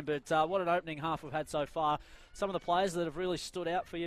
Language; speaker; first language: English; native; English